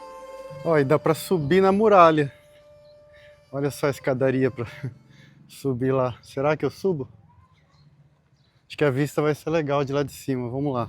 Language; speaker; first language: Portuguese; native; Portuguese